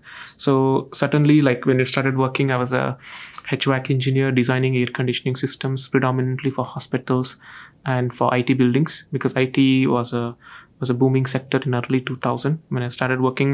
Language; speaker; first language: English; non-native, local second language; Tamil